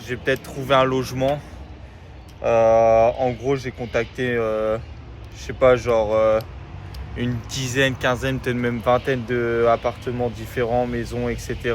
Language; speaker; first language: French; native; French